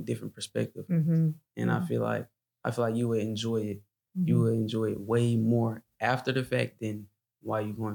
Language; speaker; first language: English; native; English